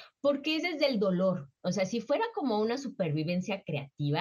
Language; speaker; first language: Spanish; native; Spanish